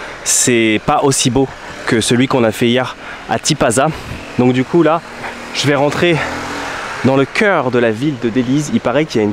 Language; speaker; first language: French; native; French